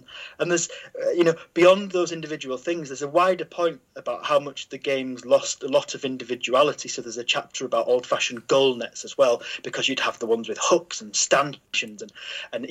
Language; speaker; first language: English; native; English